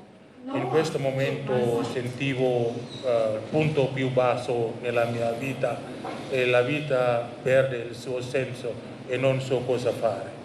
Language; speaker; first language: Italian; non-native, learner; Indonesian